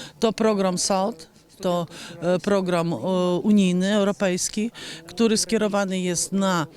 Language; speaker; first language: Polish; non-native, fluent; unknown